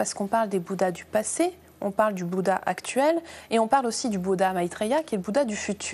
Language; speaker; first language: French; native; French